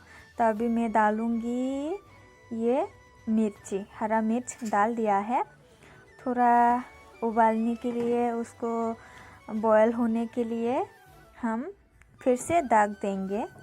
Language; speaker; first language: Hindi; non-native, local second language; Kok Borok